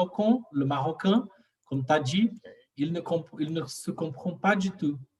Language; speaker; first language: French; non-native, learner; Portuguese